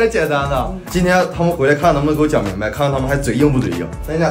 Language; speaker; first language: Chinese; native; Chinese